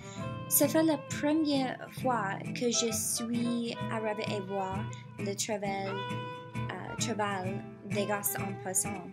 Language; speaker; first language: French; non-native, learner; English